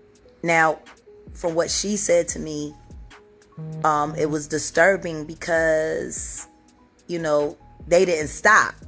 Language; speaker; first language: English; native; English